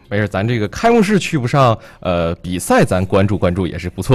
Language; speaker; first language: Chinese; native; Chinese